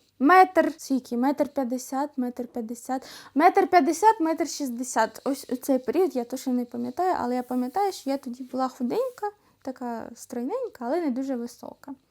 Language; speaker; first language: Ukrainian; non-native, local second language; Russian